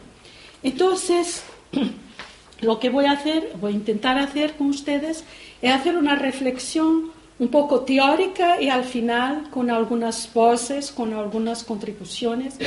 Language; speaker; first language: Spanish; non-native, fluent; Portuguese